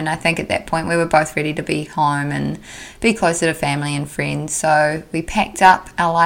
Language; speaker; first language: English; native; English